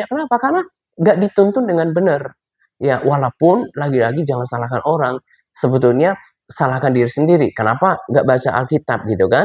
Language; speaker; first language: Indonesian; native; Indonesian